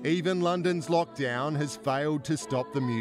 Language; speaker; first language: English; native; English